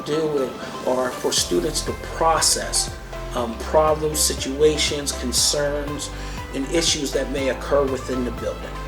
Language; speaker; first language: English; native; English